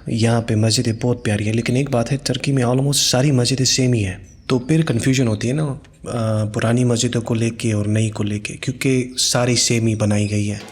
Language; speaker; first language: Urdu; non-native, local second language; Pashto